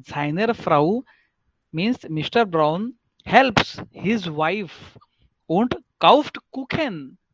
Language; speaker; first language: German; non-native, fluent; Marathi